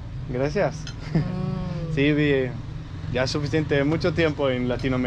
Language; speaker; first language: Spanish; non-native, fluent; Danish